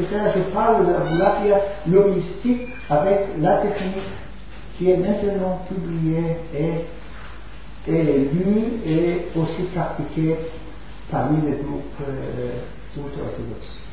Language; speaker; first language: French; non-native, fluent; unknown